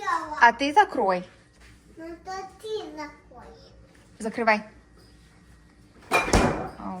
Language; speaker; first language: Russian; early bilingual, heritage; Russian